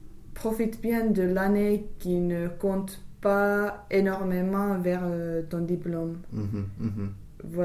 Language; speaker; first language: French; non-native, fluent; English